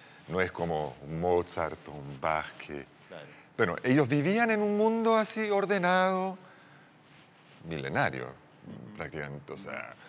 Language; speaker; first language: Spanish; non-native, fluent; English